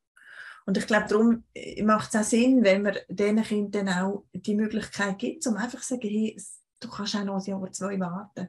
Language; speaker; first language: German; native; German